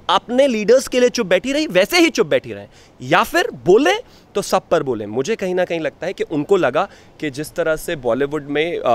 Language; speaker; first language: Hindi; native; Hindi